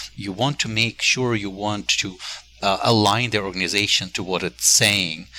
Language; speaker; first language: English; non-native, fluent; Ukrainian